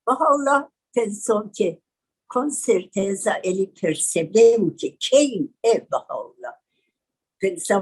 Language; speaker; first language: Portuguese; non-native, learner; Persian